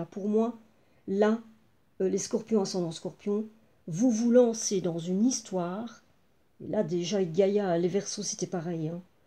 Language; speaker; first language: French; native; French